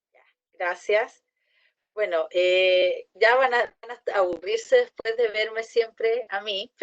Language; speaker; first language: Spanish; native; Spanish